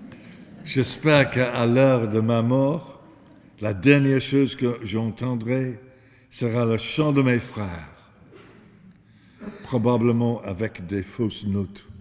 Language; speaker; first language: French; non-native, fluent; English